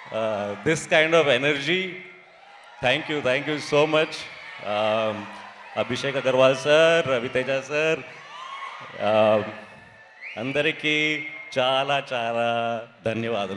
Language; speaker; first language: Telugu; non-native, learner; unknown